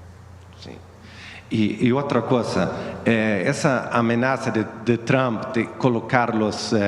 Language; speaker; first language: Spanish; non-native, fluent; Swedish